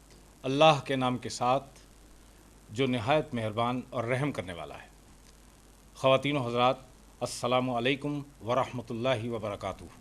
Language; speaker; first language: Urdu; native; Urdu